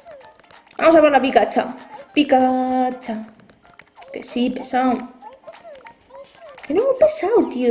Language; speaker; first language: Spanish; native; Spanish